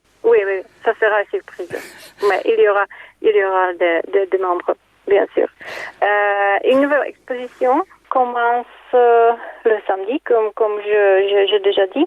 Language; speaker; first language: French; non-native, fluent; Czech